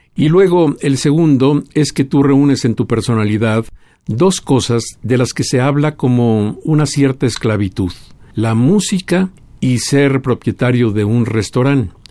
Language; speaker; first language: Spanish; native; Spanish